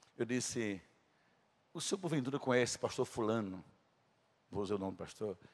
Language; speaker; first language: Portuguese; native; Portuguese